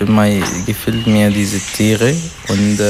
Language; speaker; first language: German; non-native, learner; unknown